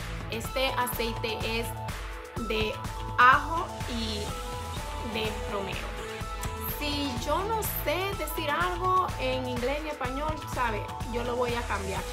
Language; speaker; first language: Spanish; early bilingual, heritage; Spanish